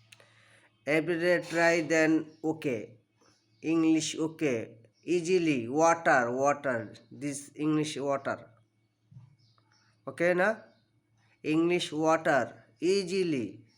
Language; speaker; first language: English; non-native, learner; Bangla